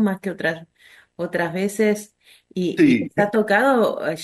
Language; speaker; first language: Spanish; native; Spanish